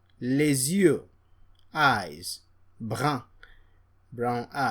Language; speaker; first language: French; non-native, fluent; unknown